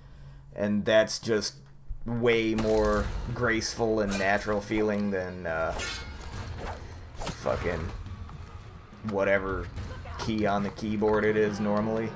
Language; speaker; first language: English; native; English